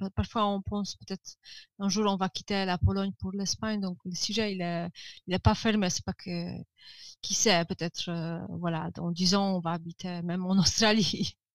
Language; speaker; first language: French; non-native, fluent; Polish